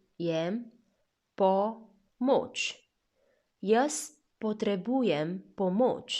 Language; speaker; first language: Slovenian; non-native, fluent; Chinese